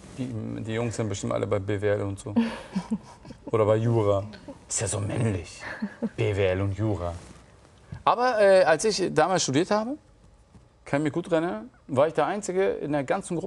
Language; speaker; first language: German; native; German